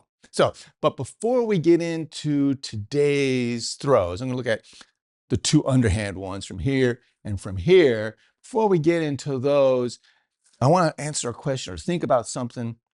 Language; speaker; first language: English; native; English